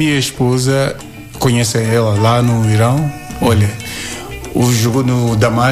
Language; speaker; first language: Portuguese; non-native, learner; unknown